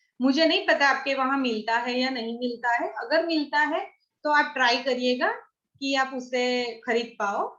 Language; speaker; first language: Hindi; non-native, local second language; Gujarati